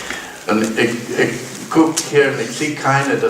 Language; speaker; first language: German; non-native, learner; English